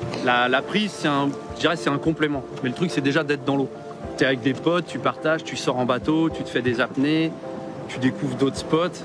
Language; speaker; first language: French; native; French